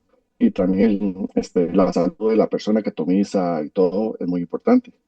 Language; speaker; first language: Spanish; native; Spanish